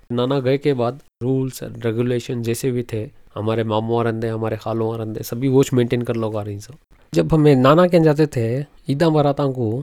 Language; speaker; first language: Hindi; non-native, local second language; Urdu